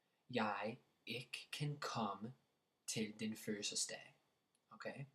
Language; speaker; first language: Danish; non-native, fluent; English